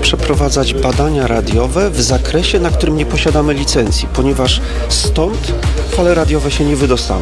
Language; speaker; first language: Polish; native; Polish